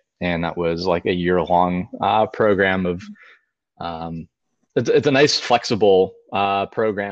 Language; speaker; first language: English; native; English